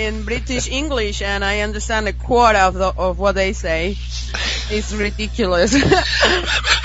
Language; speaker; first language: English; non-native, fluent; Spanish